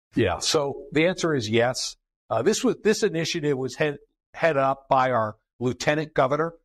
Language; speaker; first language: English; native; English